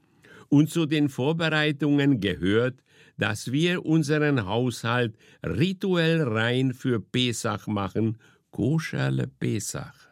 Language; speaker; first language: German; native; German